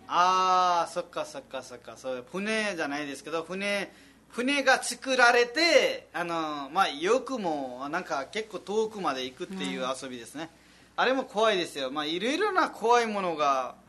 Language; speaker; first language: Japanese; non-native, fluent; Nepali